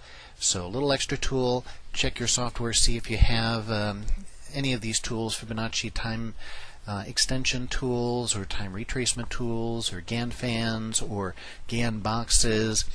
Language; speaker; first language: English; native; English